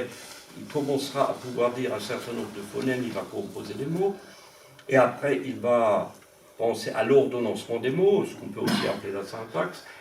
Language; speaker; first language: French; non-native, local second language; Swiss German